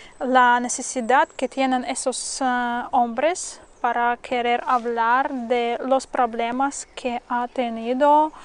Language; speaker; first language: Spanish; non-native, fluent; Russian